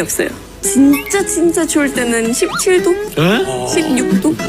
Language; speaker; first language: Korean; non-native, fluent; Indonesian